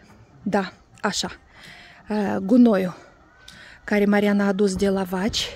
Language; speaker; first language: Romanian; non-native, learner; Russian